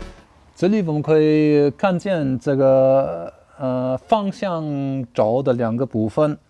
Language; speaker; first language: Chinese; non-native, learner; German